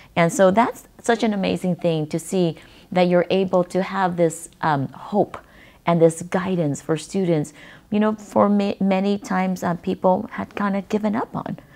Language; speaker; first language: English; early bilingual, other home language; Vietnamese